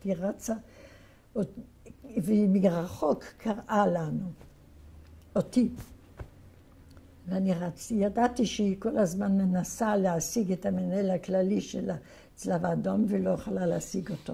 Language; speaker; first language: Hebrew; non-native, fluent; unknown